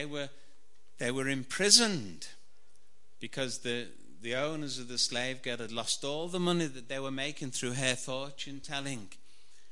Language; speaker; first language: English; native; English